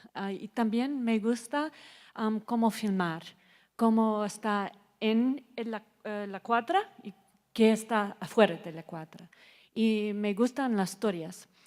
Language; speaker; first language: Spanish; non-native, learner; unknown